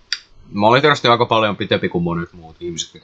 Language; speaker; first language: Finnish; native; Finnish